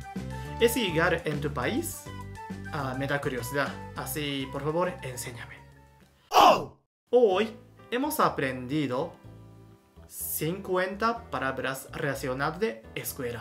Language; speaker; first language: Spanish; non-native, fluent; Japanese